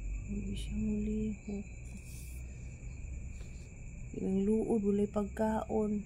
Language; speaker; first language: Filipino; non-native, local second language; Cebuano